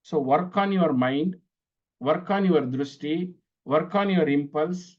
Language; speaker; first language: English; non-native, local second language; Kannada